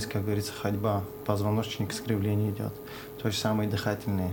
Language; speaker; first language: Russian; non-native, local second language; Azerbaijani